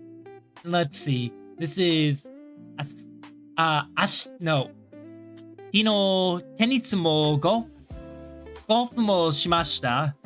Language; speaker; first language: Japanese; non-native, learner; English